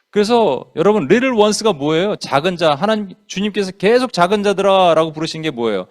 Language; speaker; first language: Korean; native; Korean